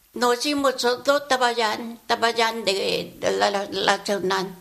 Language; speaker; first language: Spanish; non-native, learner; Vietnamese